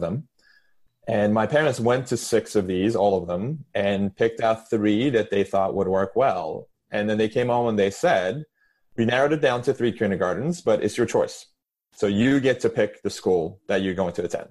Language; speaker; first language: English; non-native, fluent; Turkish